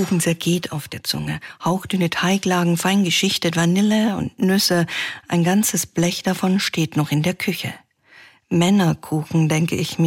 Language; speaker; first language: German; native; German